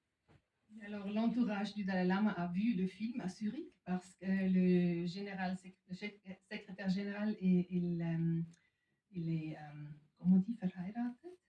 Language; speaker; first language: French; non-native, fluent; German